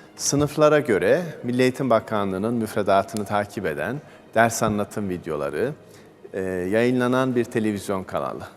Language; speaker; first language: Turkish; native; Turkish